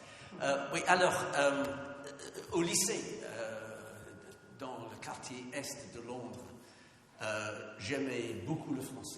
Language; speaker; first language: French; non-native, fluent; English